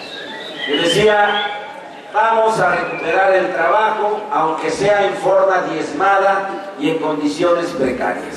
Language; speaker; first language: Spanish; native; Spanish